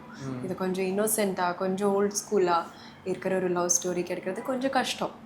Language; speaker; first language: Tamil; early bilingual, heritage; Tamil